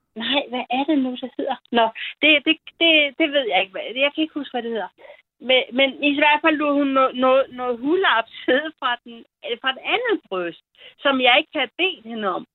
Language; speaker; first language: Danish; early bilingual, other home language; German